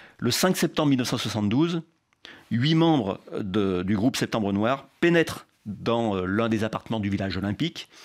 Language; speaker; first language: French; native; French